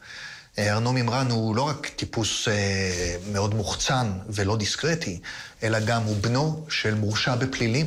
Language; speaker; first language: Hebrew; native; Hebrew